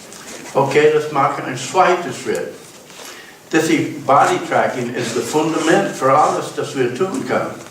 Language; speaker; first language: German; non-native, learner; English